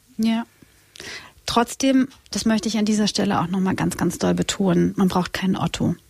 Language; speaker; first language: German; early bilingual, other home language; Croatian